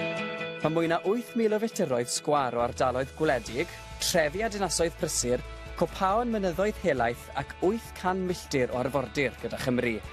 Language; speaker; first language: Welsh; native; Welsh